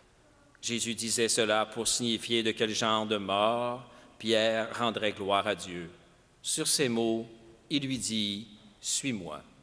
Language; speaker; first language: French; native; French